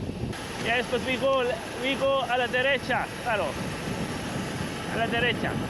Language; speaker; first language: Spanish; non-native, learner; Italian